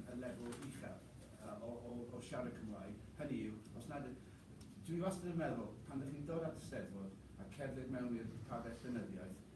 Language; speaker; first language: Welsh; non-native, fluent; English